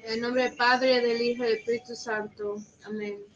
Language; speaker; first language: Spanish; early bilingual, heritage; Spanish